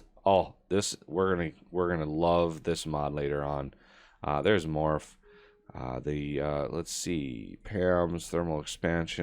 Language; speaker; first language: English; native; English